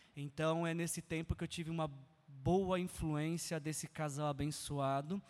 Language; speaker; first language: Portuguese; native; Portuguese